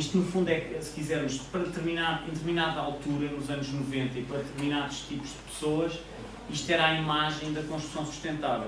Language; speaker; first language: Portuguese; native; Portuguese